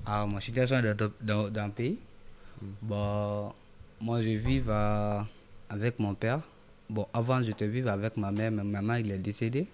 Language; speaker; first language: French; non-native, local second language; Mandingo